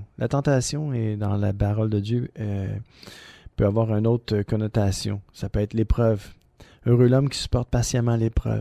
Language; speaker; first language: French; native; French